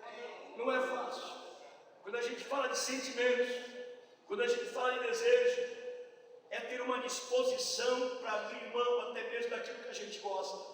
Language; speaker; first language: Portuguese; native; Portuguese